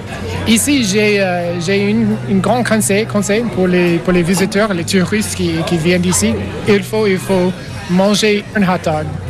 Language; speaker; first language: French; non-native, learner; English